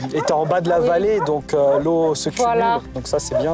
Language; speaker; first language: French; native; French